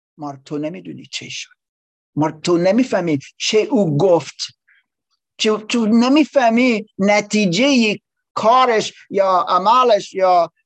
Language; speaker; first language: Persian; non-native, learner; English